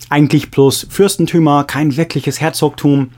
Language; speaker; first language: German; non-native, fluent; English